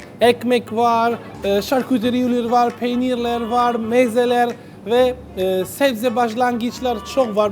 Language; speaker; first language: Turkish; non-native, learner; Italian